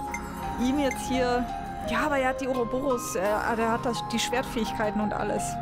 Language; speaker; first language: German; native; German